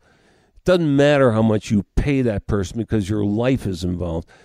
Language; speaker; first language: English; native; English